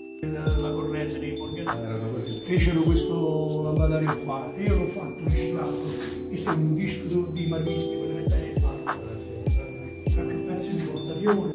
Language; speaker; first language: Italian; native; Italian